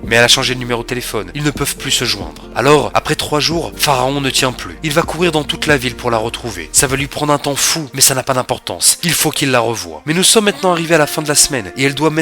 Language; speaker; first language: French; native; French